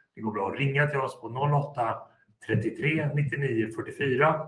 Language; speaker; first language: Swedish; native; Swedish